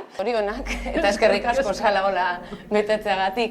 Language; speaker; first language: Basque; native; Basque